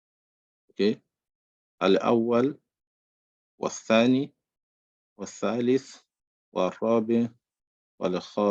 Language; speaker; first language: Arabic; non-native, fluent; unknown